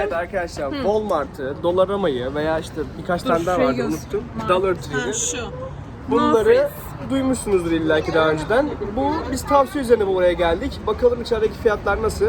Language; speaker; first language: Turkish; native; Turkish